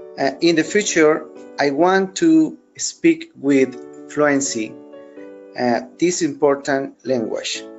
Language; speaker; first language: English; non-native, learner; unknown